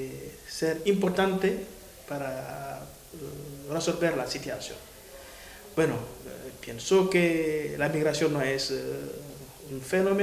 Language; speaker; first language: Spanish; non-native, fluent; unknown